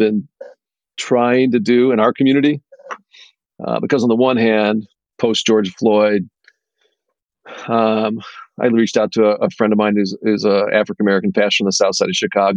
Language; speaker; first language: English; native; English